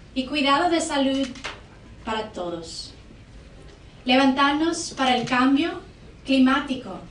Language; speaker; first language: Spanish; non-native, learner; English